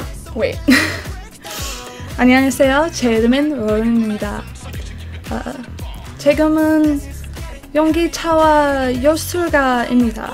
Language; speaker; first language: Korean; non-native, learner; English